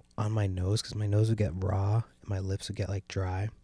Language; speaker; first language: English; native; English